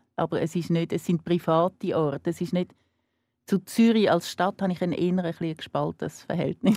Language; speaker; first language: German; native; German